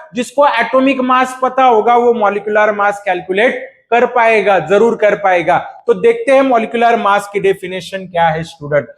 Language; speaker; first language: Hindi; non-native, local second language; Marathi